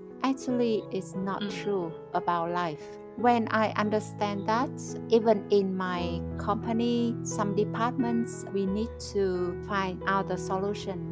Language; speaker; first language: English; non-native, fluent; Vietnamese